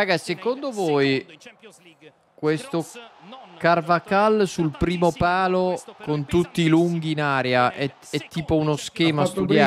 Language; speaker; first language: Italian; native; Italian